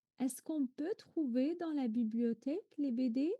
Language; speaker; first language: French; non-native, fluent; Arabic